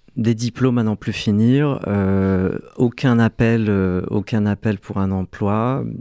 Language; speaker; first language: French; early bilingual, other home language; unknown